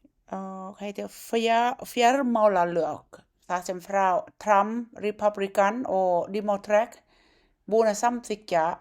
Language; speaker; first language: Icelandic; non-native, learner; Thai